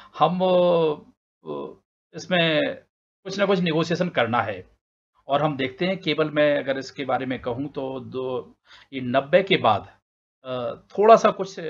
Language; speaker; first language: Hindi; native; Hindi